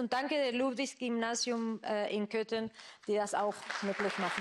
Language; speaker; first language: German; non-native, fluent; Spanish